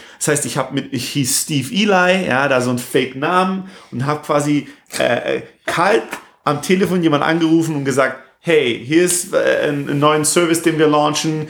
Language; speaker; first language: German; non-native, fluent; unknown